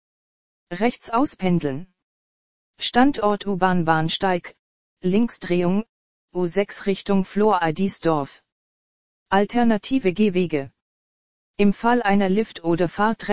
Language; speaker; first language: German; native; German